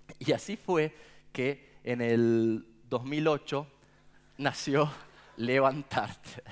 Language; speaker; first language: Spanish; native; Spanish